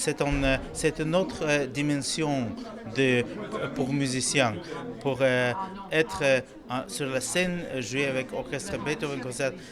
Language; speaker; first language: French; non-native, learner; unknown